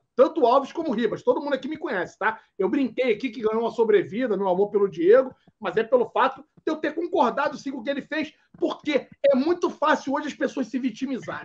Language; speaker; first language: Portuguese; native; Portuguese